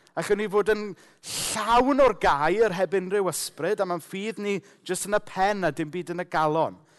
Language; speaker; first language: Welsh; native; Welsh